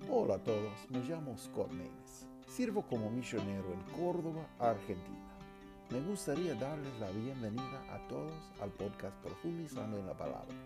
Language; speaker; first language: Spanish; non-native, fluent; English